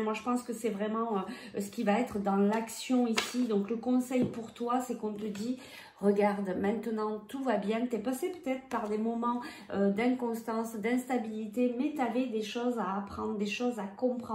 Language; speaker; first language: French; native; French